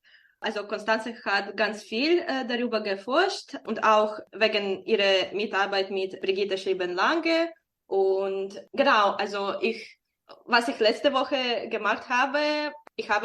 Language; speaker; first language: German; non-native, fluent; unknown